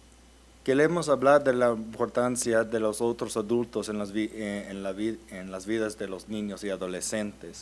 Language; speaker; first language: Spanish; early bilingual, heritage; Spanish